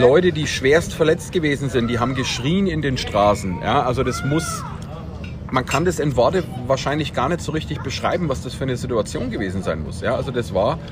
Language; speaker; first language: German; native; German